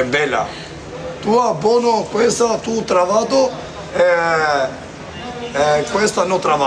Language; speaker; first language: Italian; non-native, learner; Albanian